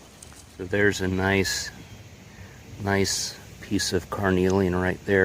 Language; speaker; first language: English; native; English